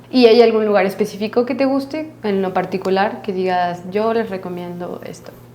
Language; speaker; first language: Spanish; native; Spanish